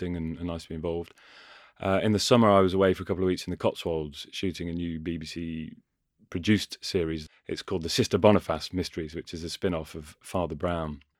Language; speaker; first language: English; native; English